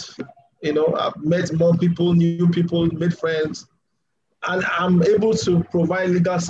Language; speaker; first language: English; non-native, local second language; Yoruba